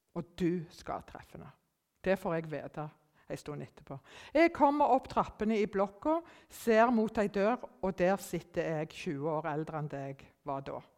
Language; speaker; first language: Norwegian; early bilingual, other home language; German